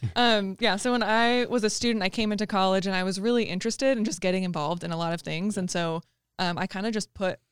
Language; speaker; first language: English; native; English